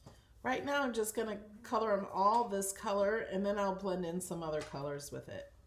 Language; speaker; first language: English; native; English